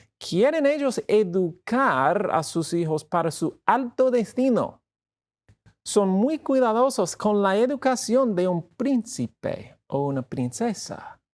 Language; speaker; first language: Spanish; non-native, fluent; English